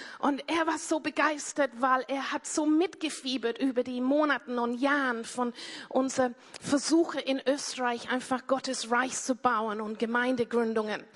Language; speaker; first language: German; non-native, fluent; English